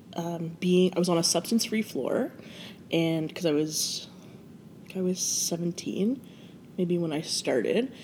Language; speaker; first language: English; native; English